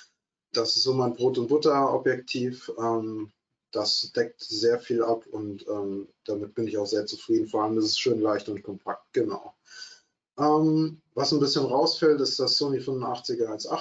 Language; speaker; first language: German; native; German